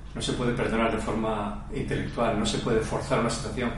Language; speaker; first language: Spanish; native; Spanish